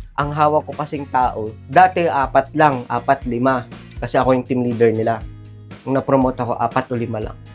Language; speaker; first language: Filipino; non-native, local second language; Iloko